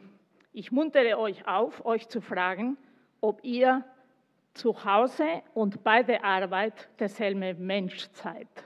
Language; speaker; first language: German; non-native, fluent; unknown